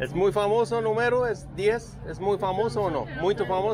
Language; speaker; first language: Portuguese; non-native, learner; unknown